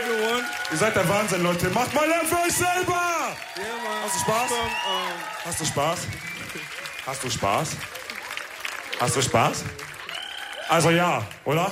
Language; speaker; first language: German; early bilingual, other home language; Wolof